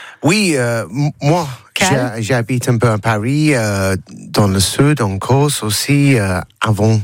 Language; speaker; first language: French; non-native, learner; English